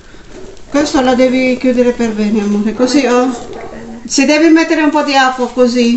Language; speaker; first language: Italian; non-native, learner; Filipino